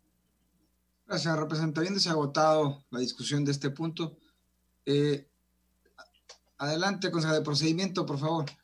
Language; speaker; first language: Spanish; native; Spanish